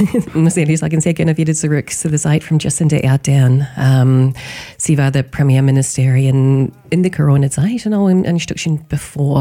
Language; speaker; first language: German; non-native, fluent; English